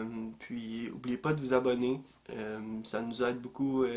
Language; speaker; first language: French; native; French